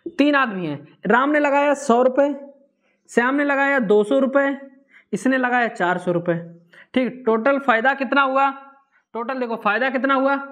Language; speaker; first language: Hindi; native; Hindi